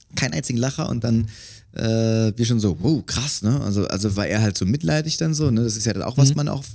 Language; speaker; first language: German; native; German